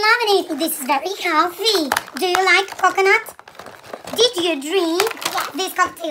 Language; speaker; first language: English; non-native, learner; Russian